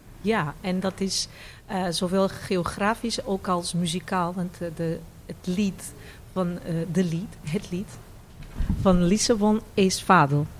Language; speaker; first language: Dutch; non-native, fluent; Portuguese